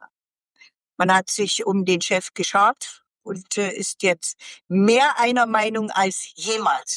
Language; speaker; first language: German; native; German